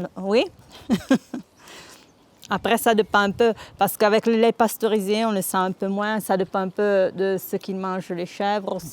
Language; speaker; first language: French; non-native, local second language; Italian